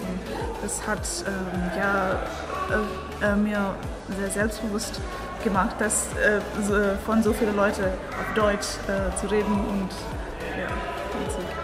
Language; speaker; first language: German; non-native, learner; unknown